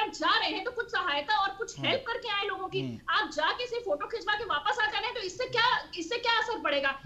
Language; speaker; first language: Hindi; native; Hindi